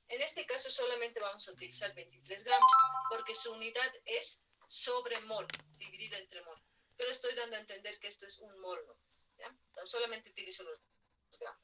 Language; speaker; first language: Spanish; native; Spanish